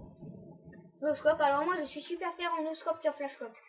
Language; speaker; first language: French; native; French